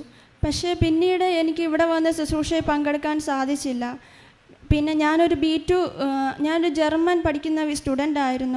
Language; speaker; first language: Malayalam; native; Malayalam